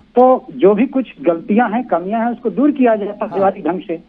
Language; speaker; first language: Hindi; native; Hindi